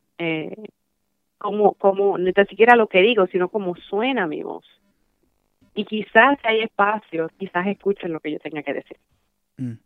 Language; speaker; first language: Spanish; early bilingual, heritage; Spanish